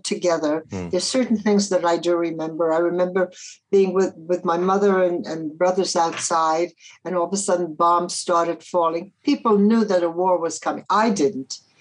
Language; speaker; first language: English; early bilingual, other home language; Polish